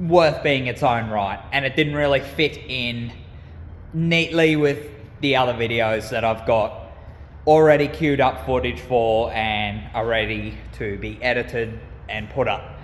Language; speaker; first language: English; native; English